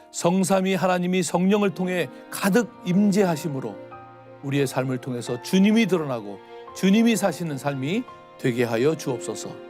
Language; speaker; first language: Korean; native; Korean